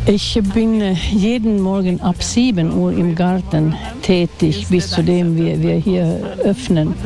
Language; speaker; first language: German; non-native, fluent; Swedish